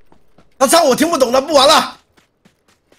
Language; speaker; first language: Chinese; native; Chinese